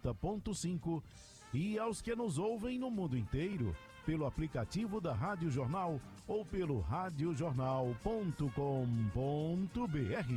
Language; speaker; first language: Portuguese; native; Portuguese